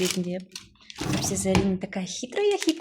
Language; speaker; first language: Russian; non-native, local second language; Kazakh